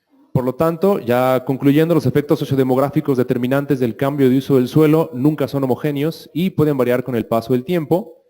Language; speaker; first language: Spanish; native; Spanish